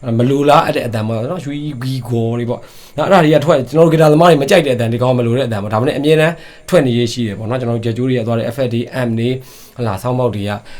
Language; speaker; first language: Burmese; native; Burmese